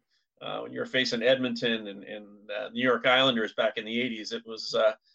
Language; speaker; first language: English; native; English